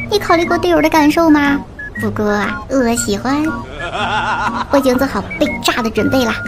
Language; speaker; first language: Chinese; native; Chinese